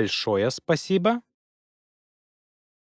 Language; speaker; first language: Russian; non-native, learner; Lithuanian